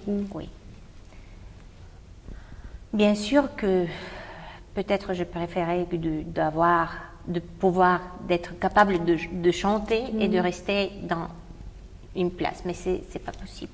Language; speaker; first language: French; non-native, fluent; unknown